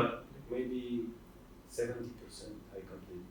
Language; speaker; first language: English; non-native, fluent; Russian